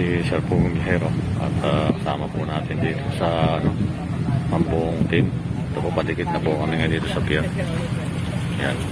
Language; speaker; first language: Filipino; native; Filipino